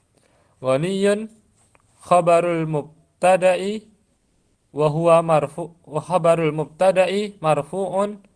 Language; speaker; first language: Arabic; non-native, learner; Indonesian